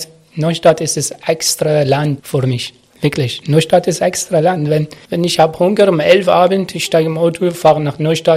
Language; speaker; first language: German; non-native, learner; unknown